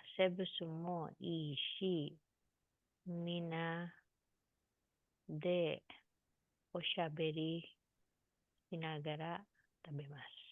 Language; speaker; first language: Japanese; non-native, learner; Filipino